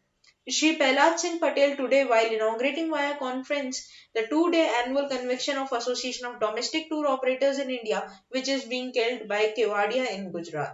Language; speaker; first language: English; non-native, local second language; Hindi